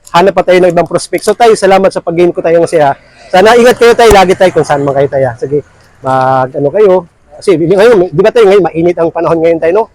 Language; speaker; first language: Filipino; non-native, local second language; Cebuano